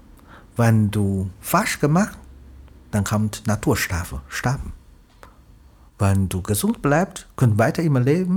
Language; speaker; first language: German; non-native, learner; Chinese